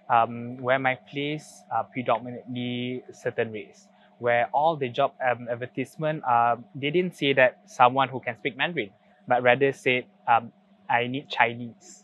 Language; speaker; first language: English; non-native, local second language; Malay